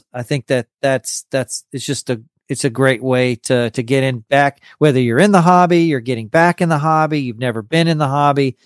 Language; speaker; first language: English; native; English